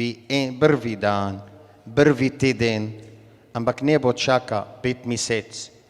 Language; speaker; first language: Slovenian; non-native, learner; Arabic